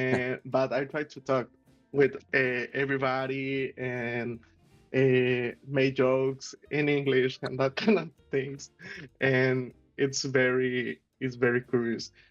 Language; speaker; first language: English; non-native, learner; Spanish